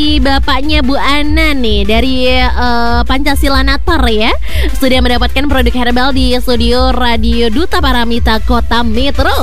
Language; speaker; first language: Indonesian; native; Indonesian